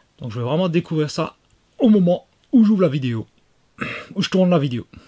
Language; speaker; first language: French; native; French